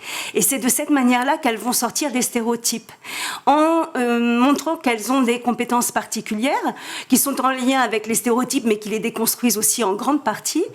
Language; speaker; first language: French; native; French